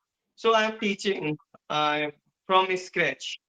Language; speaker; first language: English; non-native, learner; Hindi